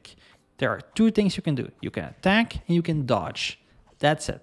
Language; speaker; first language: English; non-native, fluent; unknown